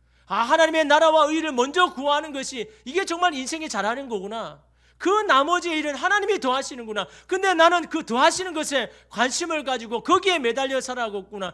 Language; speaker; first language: Korean; native; Korean